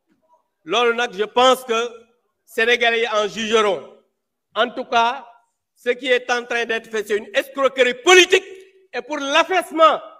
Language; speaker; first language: French; non-native, local second language; Wolof